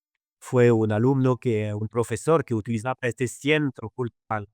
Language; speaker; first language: Spanish; non-native, fluent; Arabic